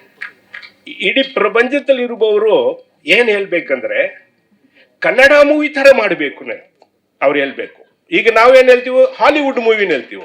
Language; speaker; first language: Kannada; non-native, learner; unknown